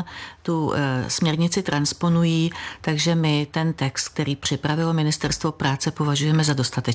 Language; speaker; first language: Czech; native; Czech